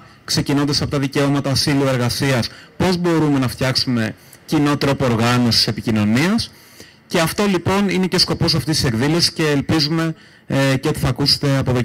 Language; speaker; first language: Greek; native; Greek